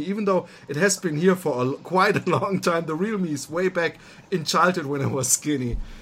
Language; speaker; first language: English; non-native, fluent; German